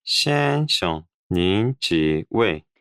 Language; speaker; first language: Chinese; non-native, learner; Korean